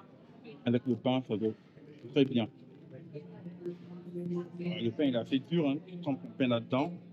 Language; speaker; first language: French; native; French